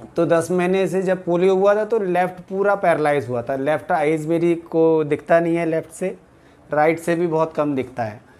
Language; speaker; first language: Hindi; native; Hindi